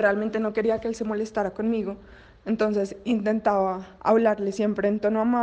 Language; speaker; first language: Spanish; native; Spanish